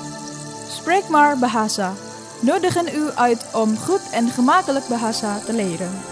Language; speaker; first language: Dutch; non-native, fluent; Indonesian